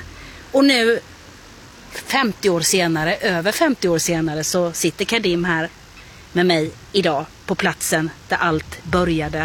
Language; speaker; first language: Swedish; native; Swedish